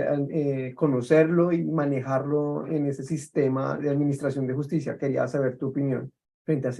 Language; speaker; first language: Spanish; native; Spanish